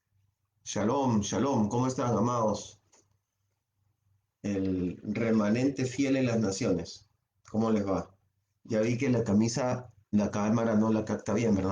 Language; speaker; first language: Spanish; native; Spanish